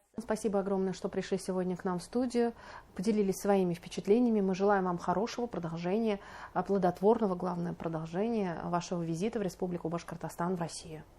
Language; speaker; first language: Russian; native; Russian